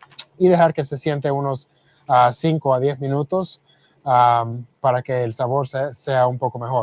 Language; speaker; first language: Spanish; early bilingual, heritage; Spanish